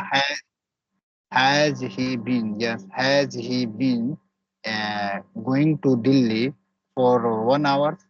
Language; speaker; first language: English; non-native, learner; Hindi